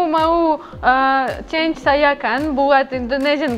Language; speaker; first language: Indonesian; non-native, learner; Russian